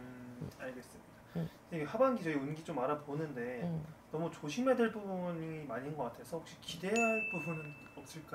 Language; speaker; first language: Korean; native; Korean